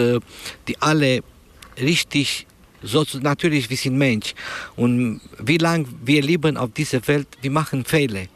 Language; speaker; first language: German; non-native, learner; Romanian